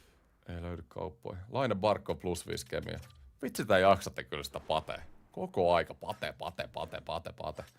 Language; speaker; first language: Finnish; native; Finnish